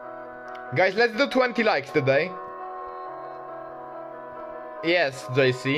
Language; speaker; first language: English; non-native, fluent; Polish